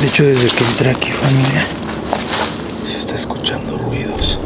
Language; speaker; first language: Spanish; native; Spanish